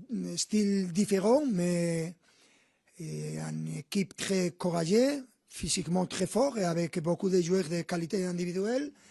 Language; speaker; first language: French; non-native, fluent; Spanish